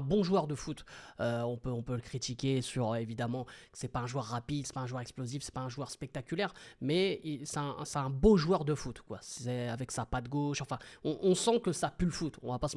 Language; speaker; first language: French; native; French